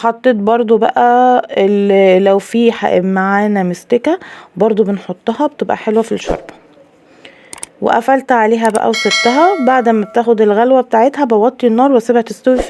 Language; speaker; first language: Arabic; native; Arabic